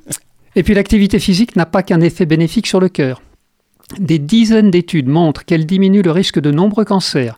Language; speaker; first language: French; native; French